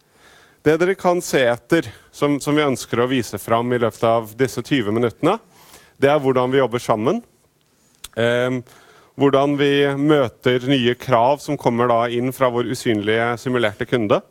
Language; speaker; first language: Norwegian; native; Norwegian